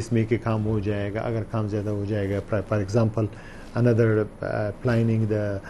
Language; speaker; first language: Hindi; non-native, learner; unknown